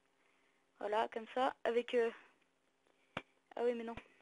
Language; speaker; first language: French; native; French